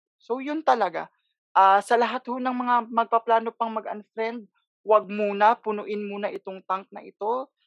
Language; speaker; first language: Filipino; non-native, local second language; Cebuano